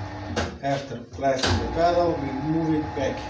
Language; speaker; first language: English; non-native, learner; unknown